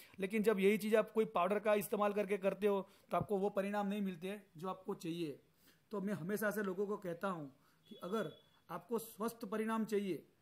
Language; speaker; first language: Hindi; non-native, local second language; Gujarati